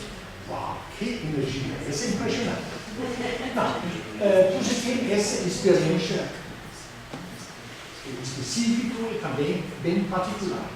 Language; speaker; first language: Portuguese; non-native, fluent; Danish